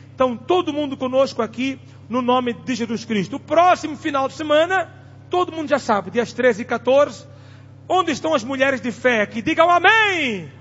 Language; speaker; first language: Portuguese; non-native, local second language; Tsonga